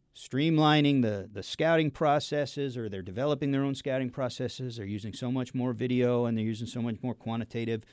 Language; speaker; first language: English; native; English